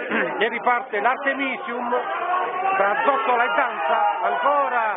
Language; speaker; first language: Italian; native; Italian